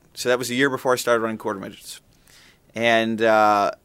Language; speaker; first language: English; native; English